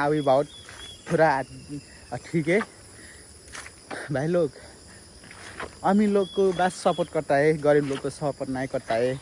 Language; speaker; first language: Hindi; non-native, learner; Nepali